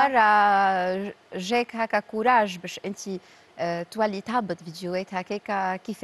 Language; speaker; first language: Arabic; native; Arabic